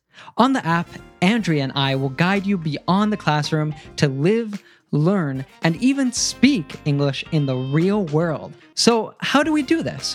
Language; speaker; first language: English; native; English